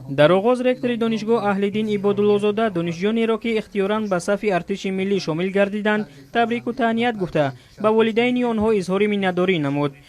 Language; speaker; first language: Tajik; native; Tajik